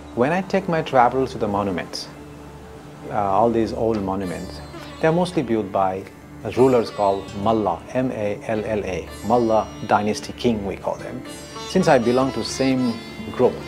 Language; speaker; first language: English; non-native, local second language; Newari